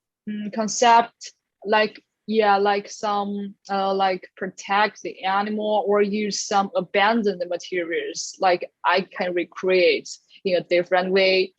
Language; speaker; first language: English; non-native, learner; Chinese